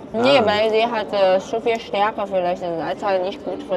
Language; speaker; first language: German; non-native, learner; Chinese